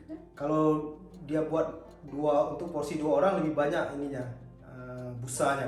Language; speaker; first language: Indonesian; native; Indonesian